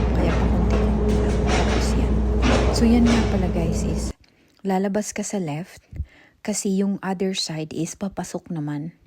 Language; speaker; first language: Filipino; non-native, local second language; Cebuano